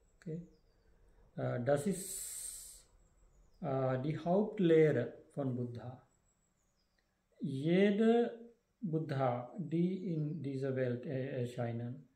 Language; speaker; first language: German; non-native, fluent; Sinhala